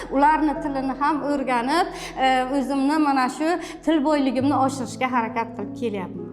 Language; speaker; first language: Uzbek; native; Uzbek